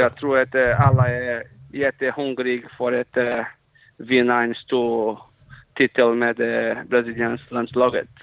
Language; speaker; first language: Swedish; non-native, fluent; Portuguese